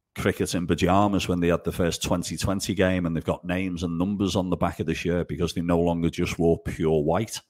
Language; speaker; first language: English; native; English